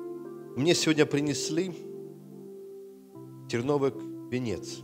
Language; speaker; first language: Russian; native; Russian